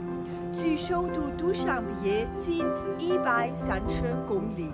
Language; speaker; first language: Chinese; non-native, fluent; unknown